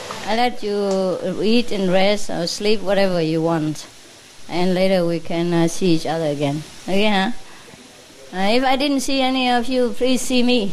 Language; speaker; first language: English; non-native, fluent; Vietnamese